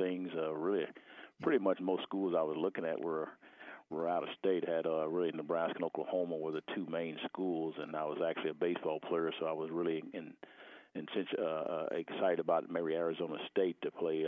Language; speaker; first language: English; native; English